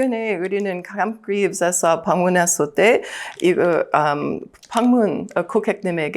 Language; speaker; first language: Korean; non-native, learner; English